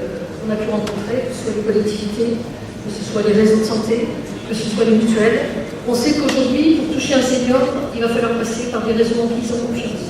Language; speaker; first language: French; native; French